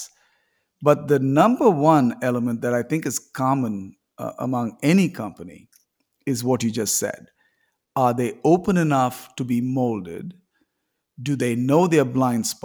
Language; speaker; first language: English; non-native, local second language; Tamil